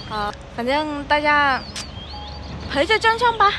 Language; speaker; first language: Chinese; non-native, fluent; Vietnamese